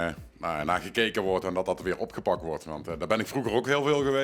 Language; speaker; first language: Dutch; native; Dutch